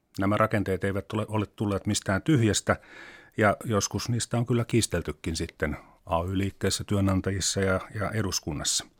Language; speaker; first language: Finnish; native; Finnish